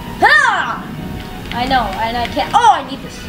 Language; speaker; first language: English; native; English